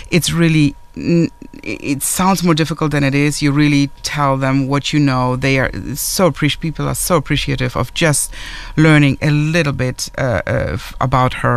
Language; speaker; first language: English; non-native, fluent; German